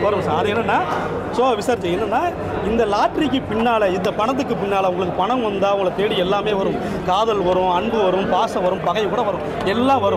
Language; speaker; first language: Tamil; native; Tamil